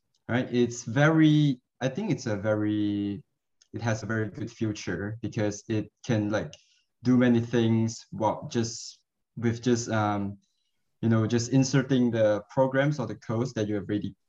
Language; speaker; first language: English; non-native, local second language; Cantonese